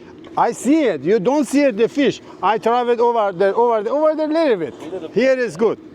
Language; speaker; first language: English; non-native, learner; Persian